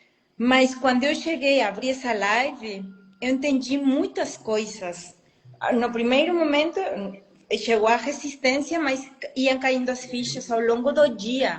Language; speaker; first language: Portuguese; non-native, fluent; Spanish